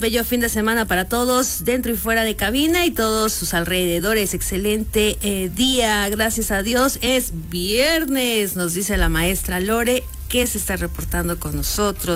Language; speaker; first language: Spanish; native; Spanish